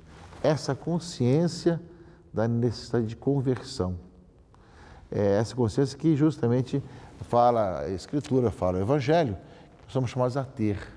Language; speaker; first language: Portuguese; native; Portuguese